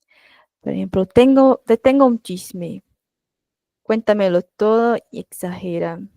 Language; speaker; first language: Spanish; non-native, fluent; Portuguese